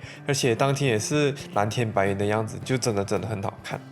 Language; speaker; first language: Chinese; native; Chinese